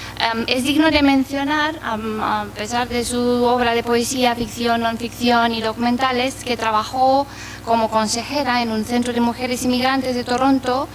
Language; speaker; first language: Spanish; non-native, fluent; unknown